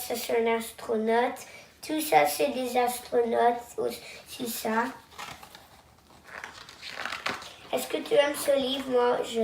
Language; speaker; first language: French; non-native, local second language; English